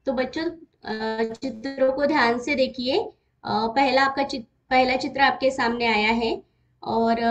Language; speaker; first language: Hindi; non-native, local second language; Marathi